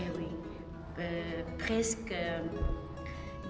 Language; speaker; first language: French; non-native, learner; Arabic